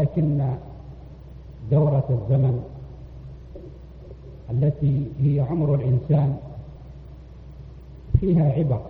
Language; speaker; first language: Arabic; native; Arabic